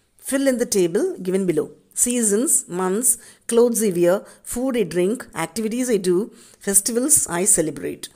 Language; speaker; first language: English; non-native, local second language; Tamil